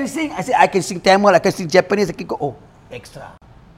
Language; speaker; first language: English; non-native, local second language; Malay